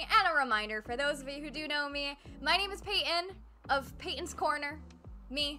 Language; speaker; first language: English; native; English